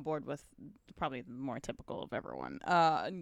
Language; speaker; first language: English; native; English